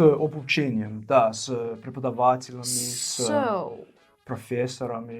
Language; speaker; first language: Russian; non-native, fluent; English